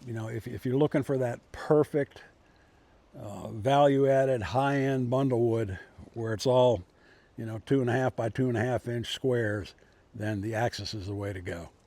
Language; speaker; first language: English; native; English